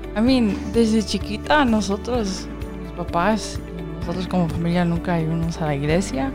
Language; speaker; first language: Spanish; early bilingual, heritage; Spanish